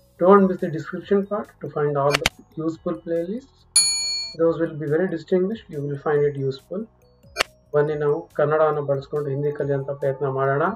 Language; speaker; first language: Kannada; native; Kannada